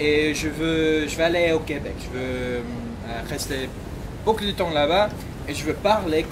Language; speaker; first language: French; non-native, fluent; English